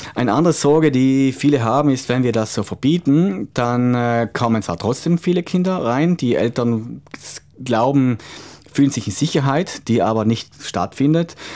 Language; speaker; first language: German; native; German